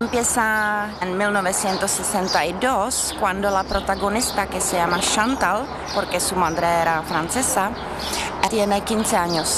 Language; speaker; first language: Spanish; non-native, fluent; Czech